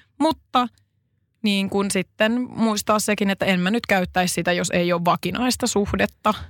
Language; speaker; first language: Finnish; native; Finnish